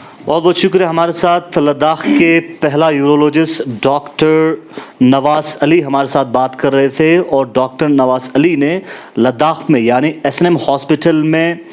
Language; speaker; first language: Hindi; non-native, local second language; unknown